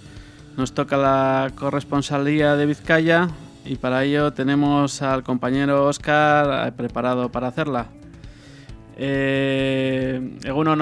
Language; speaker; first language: Spanish; native; Spanish